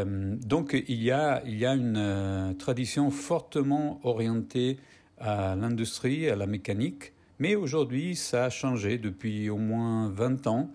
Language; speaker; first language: French; non-native, fluent; Italian